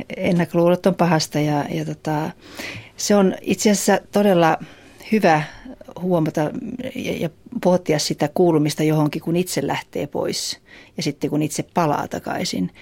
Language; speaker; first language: Finnish; native; Finnish